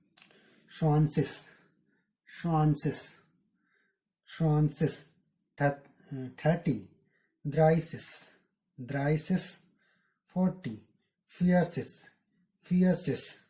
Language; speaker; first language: German; non-native, learner; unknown